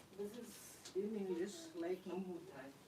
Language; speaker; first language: English; non-native, learner; Marathi